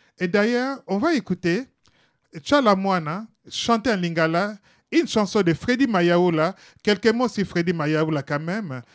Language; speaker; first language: French; non-native, local second language; Lingala